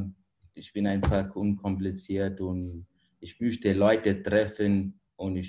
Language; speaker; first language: German; non-native, fluent; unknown